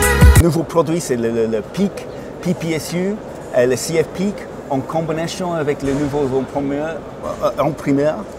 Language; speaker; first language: French; non-native, fluent; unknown